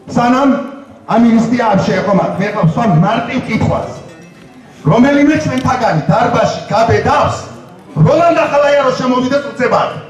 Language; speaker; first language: Georgian; native; Georgian